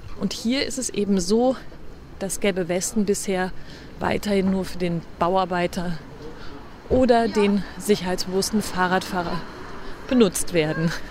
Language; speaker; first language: German; native; German